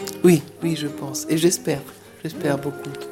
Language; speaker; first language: French; non-native, fluent; German